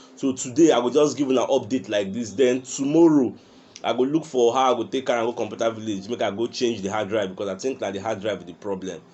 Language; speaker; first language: Nigerian Pidgin; non-native, local second language; Yoruba